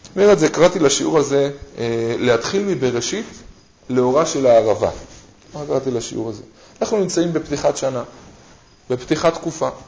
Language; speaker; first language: Hebrew; native; Hebrew